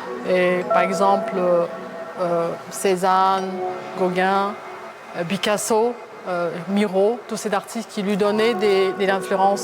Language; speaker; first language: French; non-native, fluent; Chinese